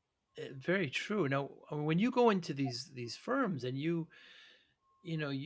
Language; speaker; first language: English; native; English